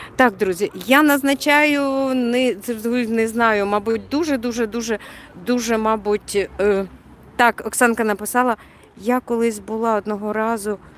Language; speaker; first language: Ukrainian; native; Ukrainian